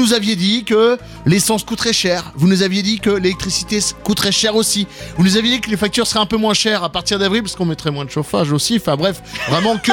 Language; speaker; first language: French; native; French